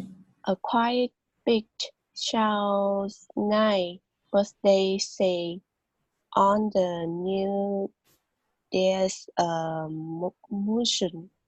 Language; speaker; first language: English; non-native, learner; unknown